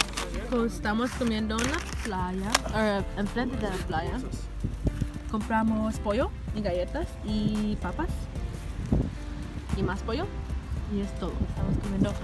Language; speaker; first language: Spanish; early bilingual, heritage; Spanish